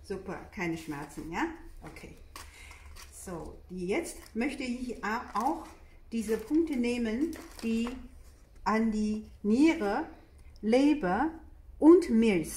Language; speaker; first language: German; non-native, fluent; Chinese